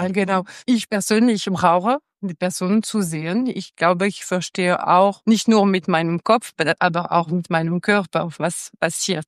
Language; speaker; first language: German; non-native, local second language; French